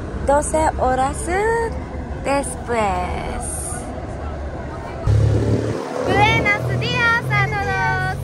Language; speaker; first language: Spanish; non-native, fluent; Japanese